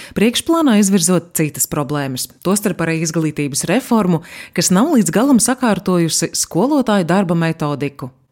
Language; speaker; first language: Latvian; native; Latvian